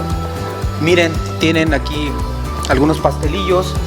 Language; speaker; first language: Spanish; native; Spanish